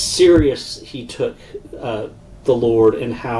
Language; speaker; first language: English; native; English